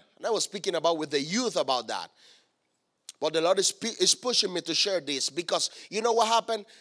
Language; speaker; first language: English; non-native, fluent; Spanish